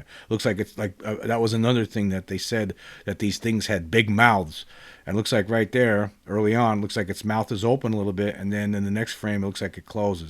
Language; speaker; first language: English; native; English